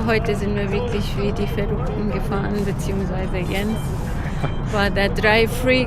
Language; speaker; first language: German; non-native, fluent; Arabic